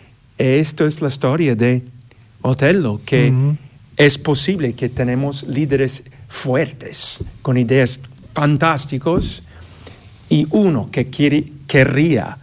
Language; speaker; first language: Spanish; non-native, fluent; English